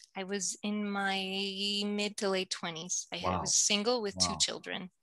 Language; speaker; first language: English; native; English